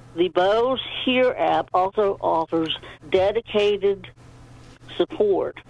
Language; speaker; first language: English; native; English